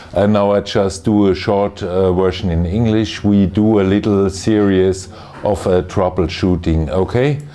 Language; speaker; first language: English; non-native, fluent; German